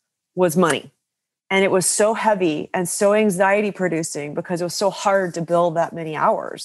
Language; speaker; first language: English; native; English